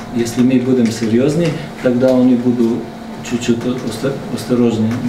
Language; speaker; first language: Russian; non-native, learner; Serbian